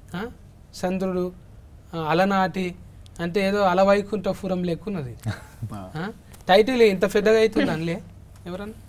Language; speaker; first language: Telugu; native; Telugu